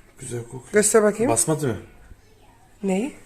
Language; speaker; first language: Turkish; non-native, learner; Dutch